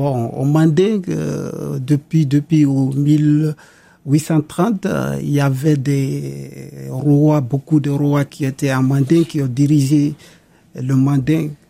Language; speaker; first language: French; non-native, local second language; Mandingo